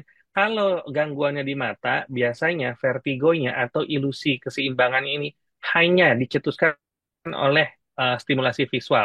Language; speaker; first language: Indonesian; native; Indonesian